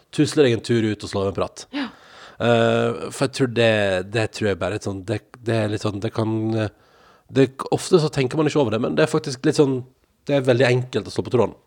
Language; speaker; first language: Norwegian; native; Norwegian